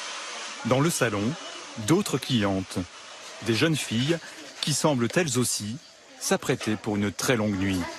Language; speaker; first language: French; native; French